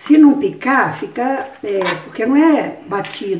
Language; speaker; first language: Portuguese; native; Portuguese